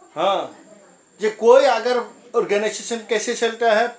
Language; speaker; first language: Hindi; non-native, local second language; Assamese